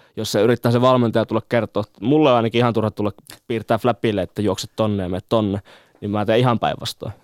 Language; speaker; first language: Finnish; native; Finnish